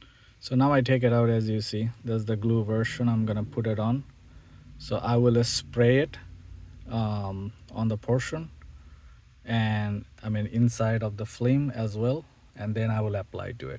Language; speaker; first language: English; non-native, fluent; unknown